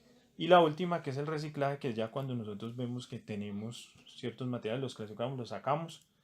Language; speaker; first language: Spanish; native; Spanish